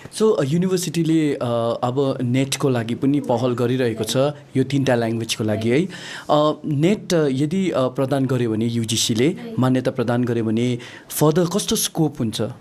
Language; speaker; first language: Nepali; native; Nepali